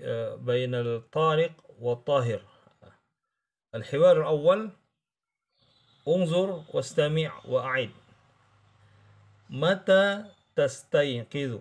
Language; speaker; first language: Arabic; non-native, fluent; Indonesian